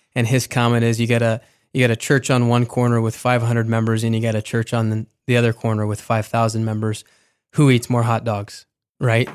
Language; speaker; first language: English; early bilingual, other home language; Spanish